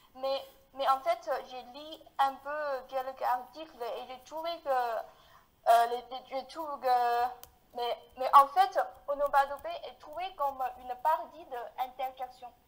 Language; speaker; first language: French; non-native, fluent; Chinese